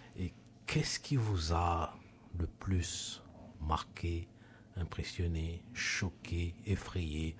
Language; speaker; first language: French; native; French